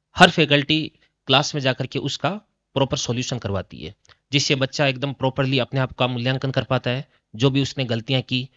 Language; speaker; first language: Hindi; native; Hindi